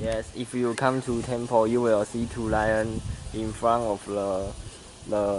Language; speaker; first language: English; non-native, learner; Chinese